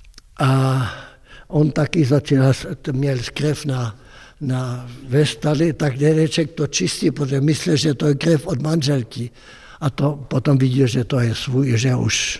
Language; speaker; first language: Czech; non-native, fluent; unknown